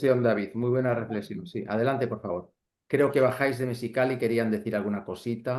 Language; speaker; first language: Spanish; native; Spanish